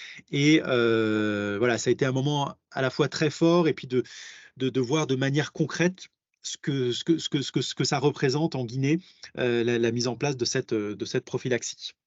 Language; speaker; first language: French; native; French